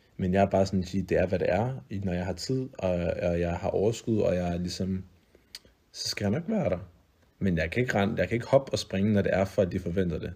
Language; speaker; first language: Danish; early bilingual, other home language; Arabic